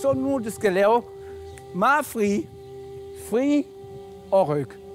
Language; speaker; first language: Danish; non-native, fluent; French